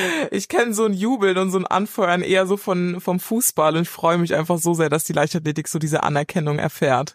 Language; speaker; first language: German; native; German